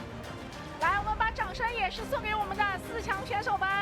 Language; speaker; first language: Chinese; native; Chinese